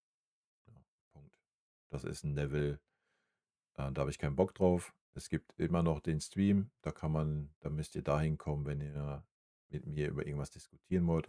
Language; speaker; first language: German; native; German